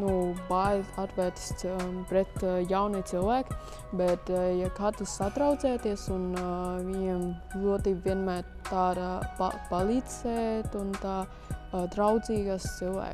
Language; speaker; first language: Latvian; early bilingual, other home language; Vietnamese